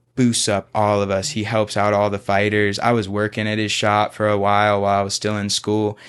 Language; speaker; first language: English; native; English